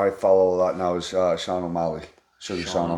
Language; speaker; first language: English; native; English